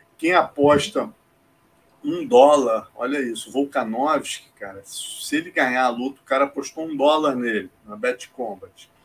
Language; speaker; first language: Portuguese; native; Portuguese